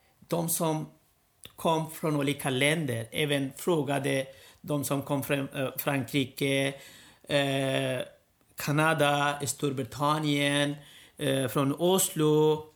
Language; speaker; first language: Swedish; non-native, learner; Rohingya